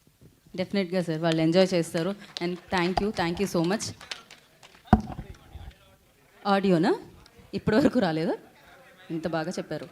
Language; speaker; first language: Telugu; native; Telugu